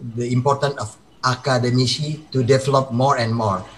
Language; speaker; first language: English; non-native, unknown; Indonesian